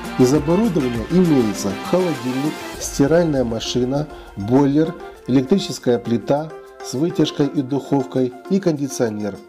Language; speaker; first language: Russian; native; Russian